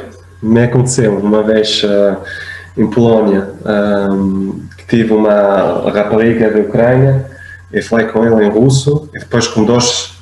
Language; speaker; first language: Portuguese; non-native, fluent; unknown